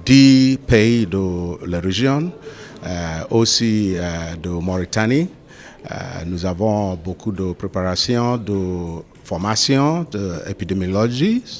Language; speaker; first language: French; non-native, learner; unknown